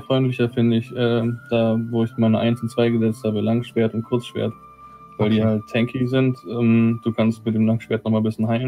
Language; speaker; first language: German; native; German